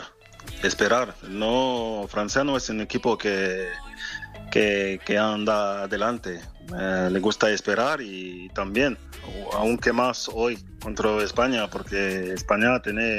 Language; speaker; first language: Spanish; non-native, fluent; French